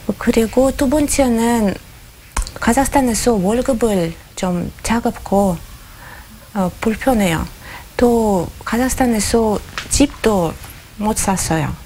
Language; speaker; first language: Korean; non-native, learner; Russian